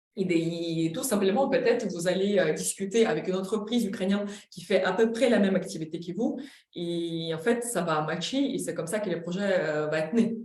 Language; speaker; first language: French; non-native, fluent; Ukrainian